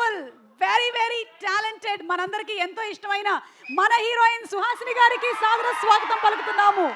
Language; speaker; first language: Telugu; native; Telugu